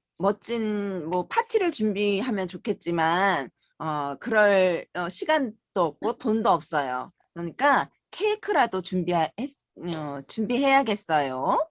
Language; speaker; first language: Korean; native; Korean